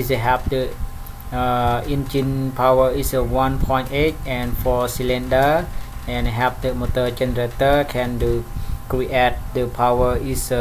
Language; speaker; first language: English; non-native, learner; Khmer